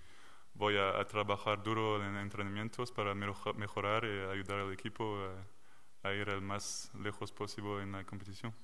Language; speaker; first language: Spanish; non-native, learner; French